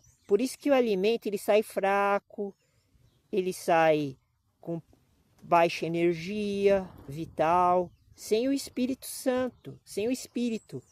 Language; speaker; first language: Portuguese; native; Portuguese